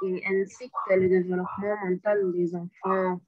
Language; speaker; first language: French; non-native, learner; Arabic